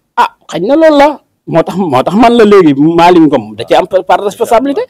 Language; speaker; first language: Wolof; native; Wolof